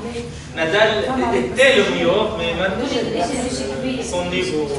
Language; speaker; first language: French; non-native, learner; Arabic